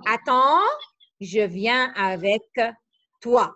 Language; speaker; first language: French; non-native, fluent; Arabic